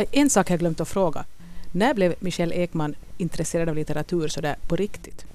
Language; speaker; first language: Swedish; native; Swedish